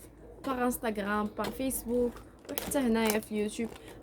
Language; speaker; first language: Arabic; native; Arabic